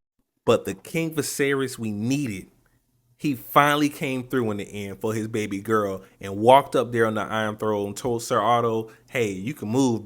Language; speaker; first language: English; native; English